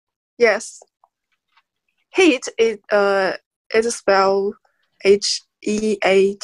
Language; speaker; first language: English; non-native, learner; Chinese